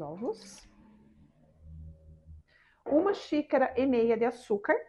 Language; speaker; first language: Portuguese; native; Portuguese